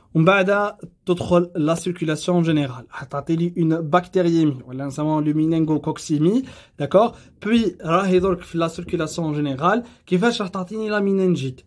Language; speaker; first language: French; non-native, local second language; Arabic